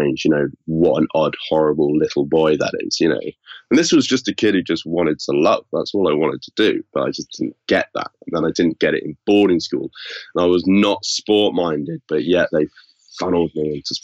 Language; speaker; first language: English; native; English